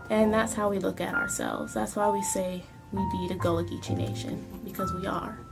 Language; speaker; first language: English; native; English